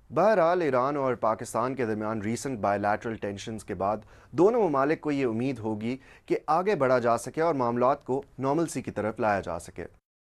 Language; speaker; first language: Urdu; native; Urdu